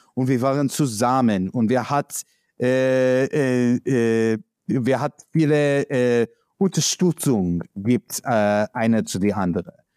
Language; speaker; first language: German; non-native, learner; English